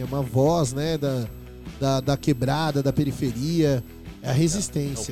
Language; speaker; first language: Portuguese; native; Portuguese